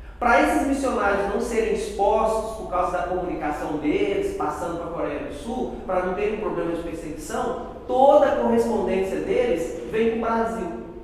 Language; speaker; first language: Portuguese; native; Portuguese